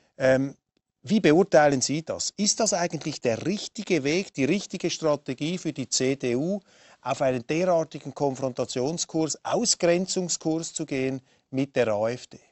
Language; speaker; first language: German; native; German